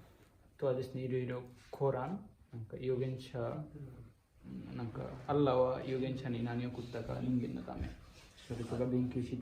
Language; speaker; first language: Japanese; non-native, fluent; Bangla